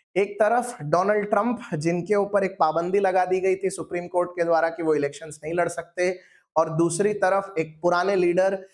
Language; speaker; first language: Hindi; non-native, local second language; Marathi